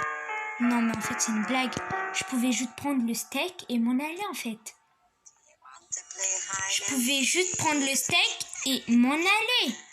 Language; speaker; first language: French; native; French